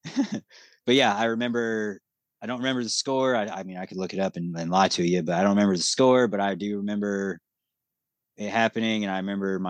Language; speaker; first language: English; native; English